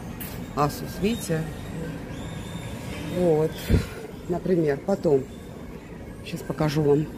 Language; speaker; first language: Russian; native; Russian